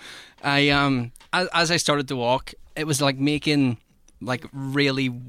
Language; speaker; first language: English; native; English